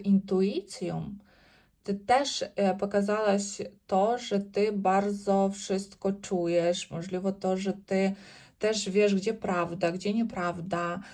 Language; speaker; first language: Polish; non-native, learner; Ukrainian